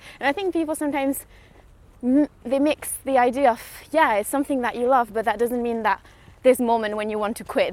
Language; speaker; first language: English; non-native, fluent; French